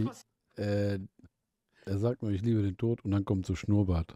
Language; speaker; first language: German; native; German